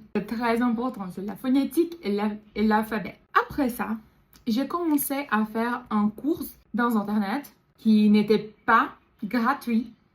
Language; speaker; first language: French; non-native, learner; Portuguese